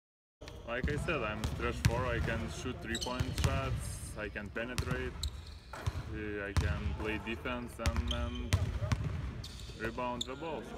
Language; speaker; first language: English; non-native, learner; Lithuanian